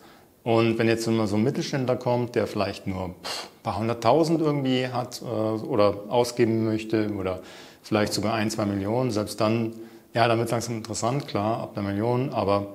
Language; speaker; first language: German; native; German